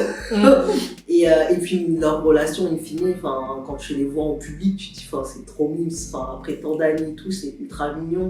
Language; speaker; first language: French; native; French